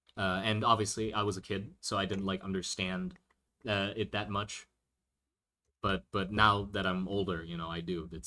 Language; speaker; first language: English; early bilingual, other home language; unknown